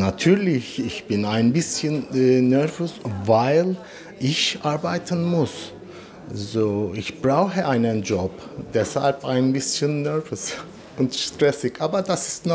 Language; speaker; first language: German; non-native, learner; Turkish